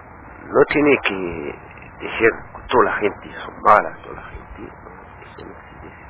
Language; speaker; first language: Spanish; non-native, learner; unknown